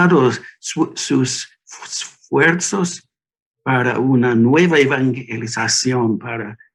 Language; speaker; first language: Spanish; non-native, learner; English